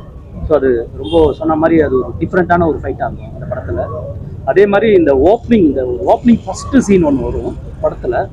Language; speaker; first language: Tamil; native; Tamil